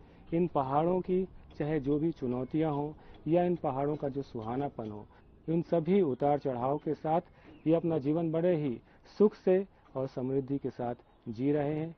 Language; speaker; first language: Hindi; native; Hindi